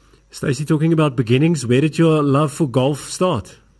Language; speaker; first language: English; non-native, local second language; Afrikaans